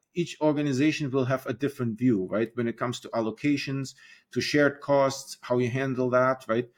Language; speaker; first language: English; non-native, fluent; German